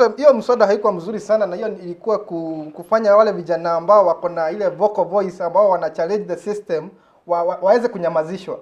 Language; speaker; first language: Swahili; non-native, local second language; Kikuyu